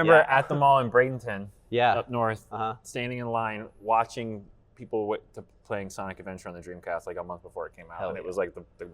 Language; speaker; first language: English; native; English